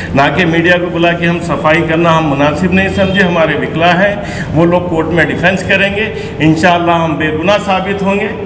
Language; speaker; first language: Hindi; non-native, local second language; Urdu